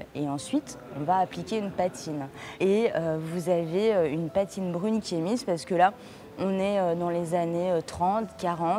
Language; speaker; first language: French; native; French